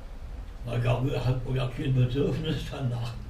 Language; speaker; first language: German; native; German